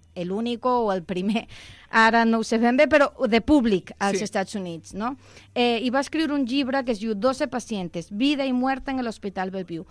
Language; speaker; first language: Catalan; non-native, local second language; Spanish